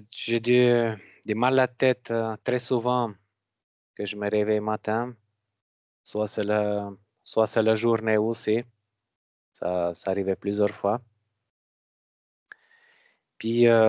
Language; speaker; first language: French; non-native, learner; Macedonian